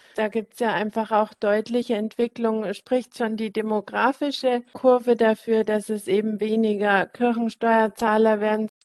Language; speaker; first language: German; native; German